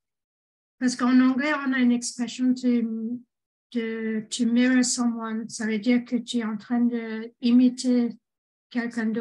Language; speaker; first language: French; non-native, fluent; English